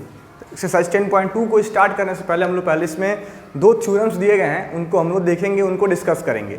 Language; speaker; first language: Hindi; native; Hindi